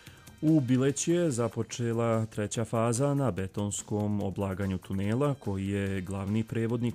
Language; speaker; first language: Croatian; native; Croatian